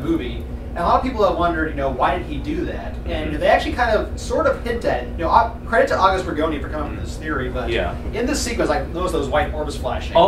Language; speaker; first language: English; native; English